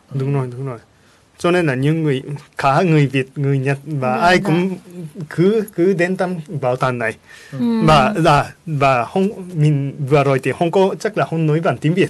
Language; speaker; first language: Vietnamese; non-native, fluent; Japanese